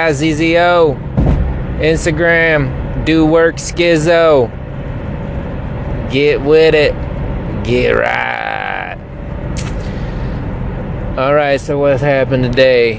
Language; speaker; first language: English; native; English